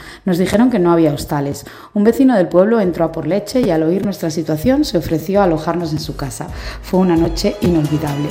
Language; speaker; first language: Spanish; native; Spanish